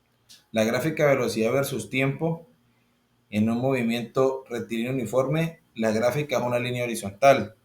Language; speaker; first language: Spanish; native; Spanish